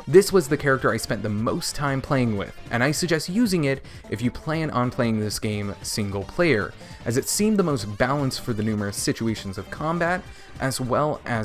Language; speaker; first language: English; native; English